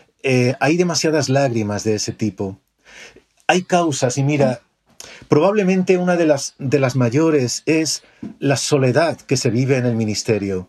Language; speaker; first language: Spanish; native; Spanish